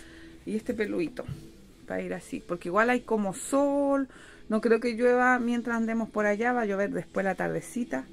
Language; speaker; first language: Spanish; native; Spanish